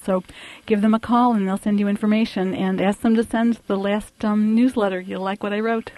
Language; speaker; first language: English; early bilingual, other home language; French